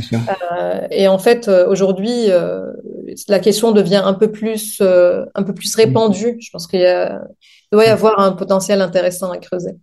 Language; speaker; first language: French; non-native, local second language; Arabic